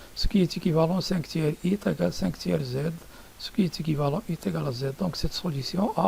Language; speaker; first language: French; non-native, local second language; Arabic